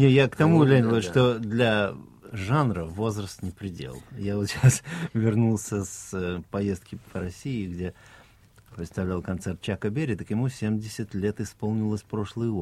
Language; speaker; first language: Russian; native; Russian